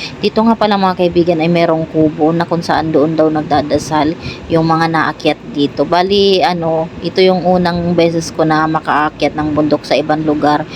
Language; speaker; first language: Filipino; non-native, local second language; Bikol